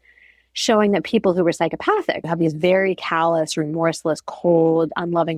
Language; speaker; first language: English; native; English